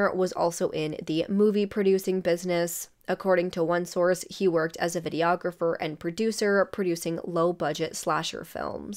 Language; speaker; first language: English; native; English